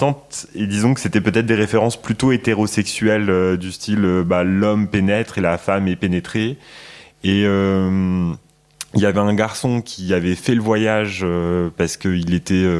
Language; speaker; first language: French; native; French